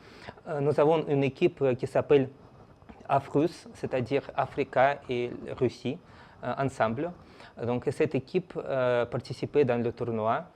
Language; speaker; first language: French; non-native, fluent; Russian